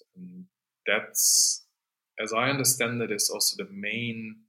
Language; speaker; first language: English; non-native, fluent; German